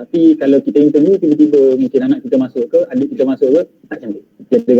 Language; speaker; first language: Malay; native; Malay